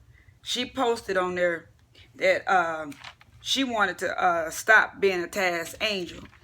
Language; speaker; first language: English; native; English